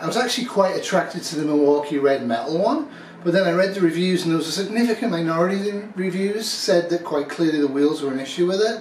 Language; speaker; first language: English; native; English